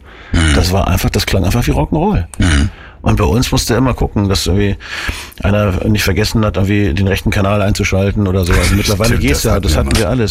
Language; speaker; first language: German; native; German